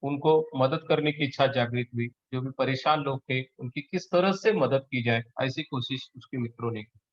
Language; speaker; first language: Hindi; non-native, local second language; Marathi